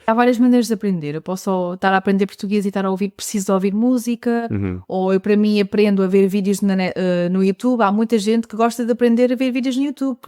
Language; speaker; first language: Portuguese; native; Portuguese